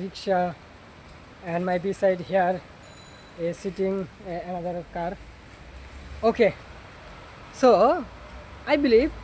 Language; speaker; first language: English; non-native, learner; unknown